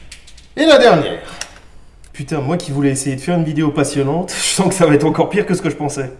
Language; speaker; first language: French; native; French